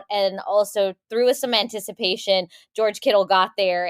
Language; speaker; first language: English; native; English